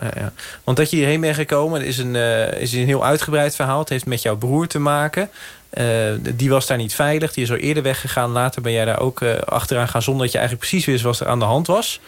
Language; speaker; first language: Dutch; native; Dutch